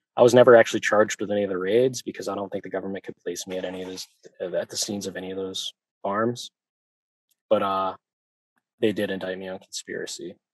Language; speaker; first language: English; native; English